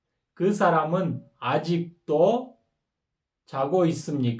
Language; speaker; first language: Korean; non-native, fluent; Kyrgyz